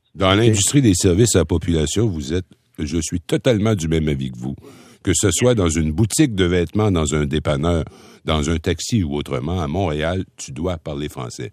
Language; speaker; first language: French; native; French